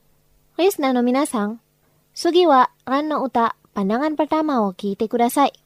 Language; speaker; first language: Japanese; non-native, fluent; Indonesian